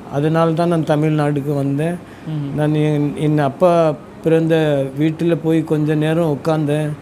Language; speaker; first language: Tamil; early bilingual, heritage; Tamil